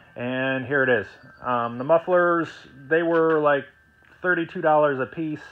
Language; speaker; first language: English; native; English